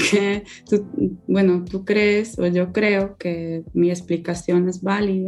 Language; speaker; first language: Spanish; non-native, fluent; Polish